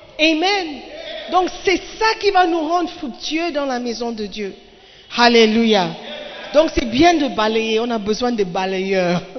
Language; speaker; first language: French; non-native, fluent; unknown